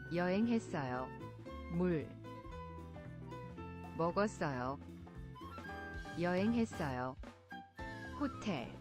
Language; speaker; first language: Korean; non-native, learner; English